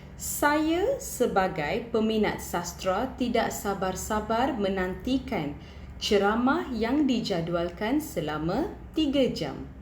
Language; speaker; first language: Malay; non-native, local second language; Tamil